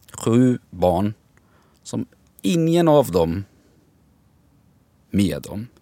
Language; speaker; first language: Swedish; non-native, fluent; Arabic